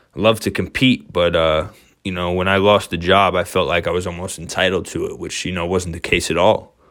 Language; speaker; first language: English; native; English